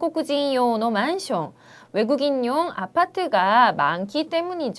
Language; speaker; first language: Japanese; non-native, fluent; Korean